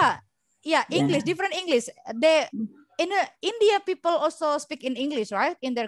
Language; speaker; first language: English; non-native, learner; Indonesian